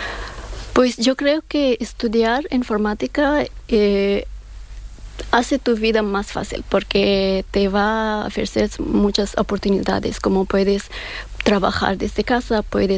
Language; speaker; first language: Spanish; non-native, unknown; Persian